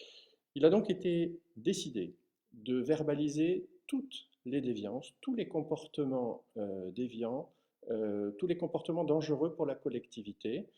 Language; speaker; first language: French; native; French